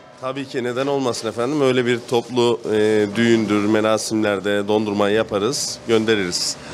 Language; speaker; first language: Turkish; native; Turkish